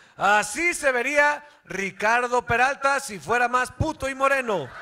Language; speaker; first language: Spanish; native; Spanish